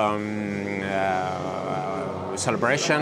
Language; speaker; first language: English; non-native, fluent; Italian